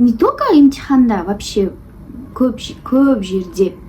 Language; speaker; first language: Russian; non-native, local second language; Kazakh